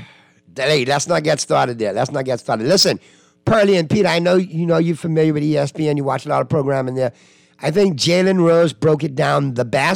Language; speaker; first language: English; native; English